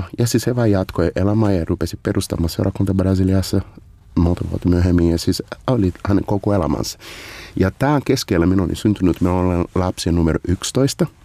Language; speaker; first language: Finnish; non-native, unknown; Portuguese